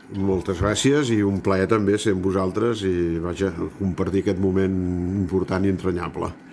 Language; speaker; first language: Catalan; native; Catalan